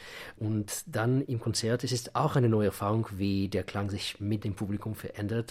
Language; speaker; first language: German; non-native, fluent; Russian